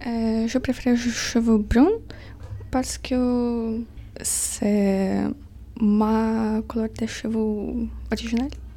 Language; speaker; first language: French; non-native, learner; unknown